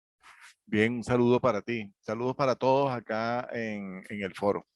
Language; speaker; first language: Spanish; native; Spanish